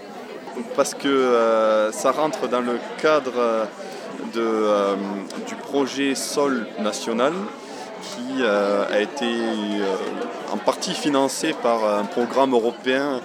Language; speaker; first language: French; native; French